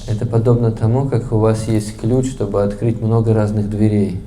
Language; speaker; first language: Russian; native; Russian